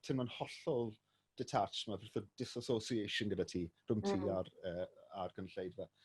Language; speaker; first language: Welsh; native; Welsh